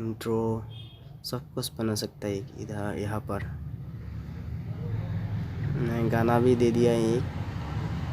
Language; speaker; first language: Hindi; non-native, local second language; Assamese